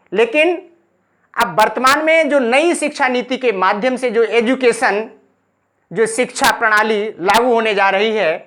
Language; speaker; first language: Hindi; native; Hindi